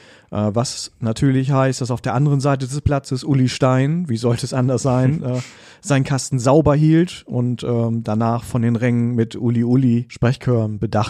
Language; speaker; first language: German; native; German